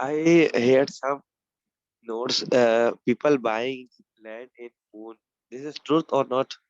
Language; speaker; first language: English; non-native, learner; Urdu